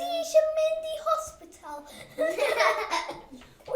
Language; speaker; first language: Welsh; non-native, local second language; English